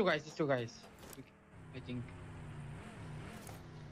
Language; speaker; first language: English; non-native, learner; Portuguese